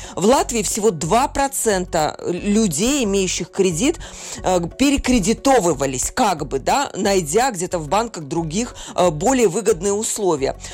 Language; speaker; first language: Russian; native; Russian